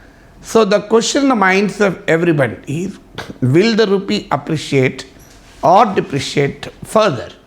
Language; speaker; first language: English; non-native, local second language; Telugu